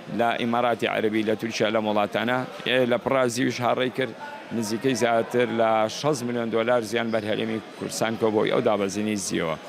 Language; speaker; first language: Central Kurdish; native; Central Kurdish